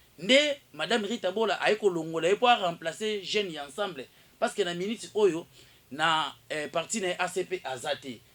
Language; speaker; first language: Lingala; native; Lingala